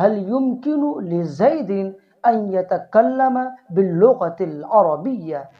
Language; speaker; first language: Arabic; non-native, fluent; Urdu